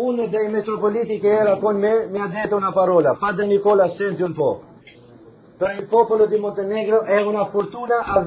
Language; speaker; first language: Italian; non-native, fluent; Albanian